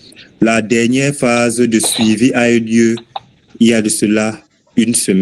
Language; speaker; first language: French; native; French